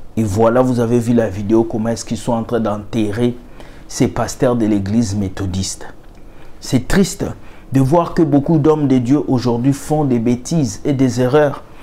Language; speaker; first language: French; non-native, local second language; Lingala